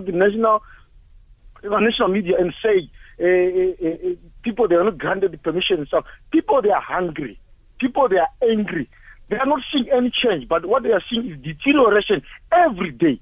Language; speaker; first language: English; non-native, local second language; Shona